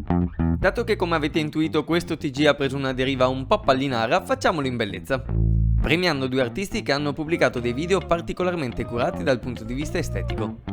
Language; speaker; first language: Italian; native; Italian